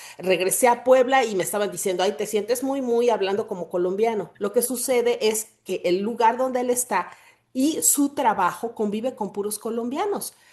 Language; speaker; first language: Spanish; native; Spanish